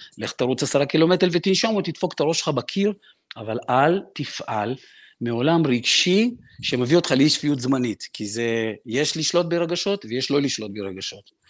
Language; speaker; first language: Hebrew; early bilingual, other home language; Russian